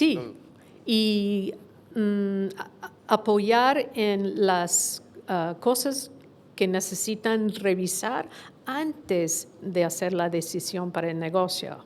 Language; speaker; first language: Spanish; non-native, fluent; English